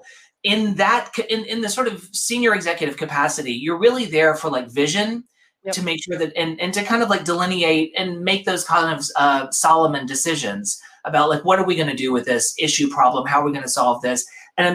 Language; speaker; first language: English; native; English